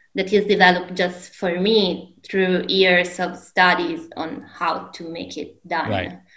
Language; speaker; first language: English; non-native, fluent; Italian